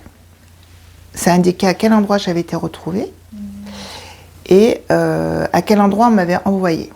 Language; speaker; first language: French; early bilingual, other home language; Korean